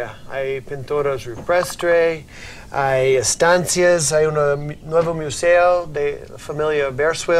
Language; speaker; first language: Spanish; non-native, learner; English